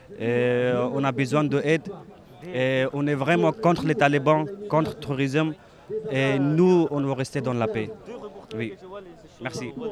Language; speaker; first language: French; non-native, learner; Pashto